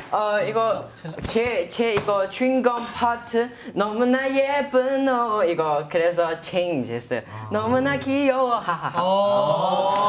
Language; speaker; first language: Korean; non-native, learner; Chinese